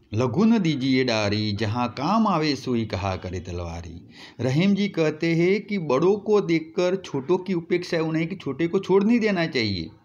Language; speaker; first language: Hindi; non-native, local second language; Gujarati